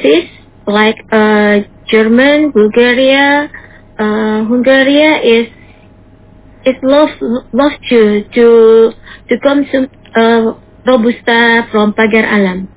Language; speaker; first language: English; non-native, learner; Indonesian